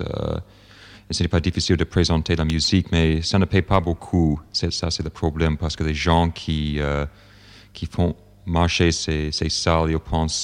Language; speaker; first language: French; non-native, fluent; English